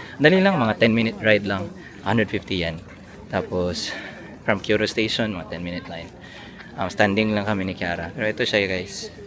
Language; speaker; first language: Filipino; native; Filipino